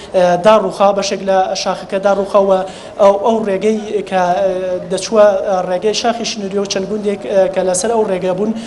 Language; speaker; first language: Central Kurdish; non-native, local second language; Gurani